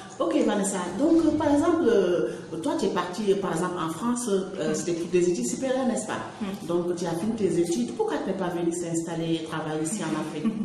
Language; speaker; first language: French; non-native, local second language; Wolof